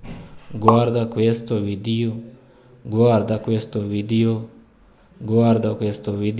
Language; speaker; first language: Italian; non-native, fluent; Urdu